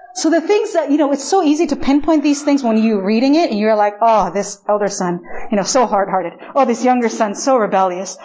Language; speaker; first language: English; non-native, fluent; Spanish